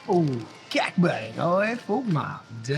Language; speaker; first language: Vietnamese; non-native, learner; English